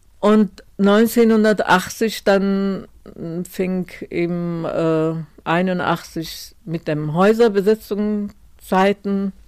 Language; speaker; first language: German; non-native, fluent; Turkish